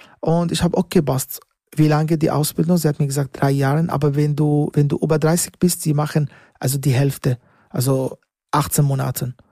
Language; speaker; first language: German; non-native, learner; Arabic